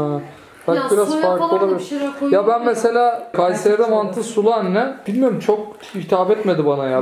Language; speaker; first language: Turkish; native; Turkish